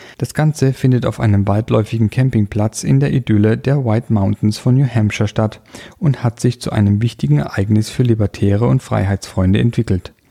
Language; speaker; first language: German; native; German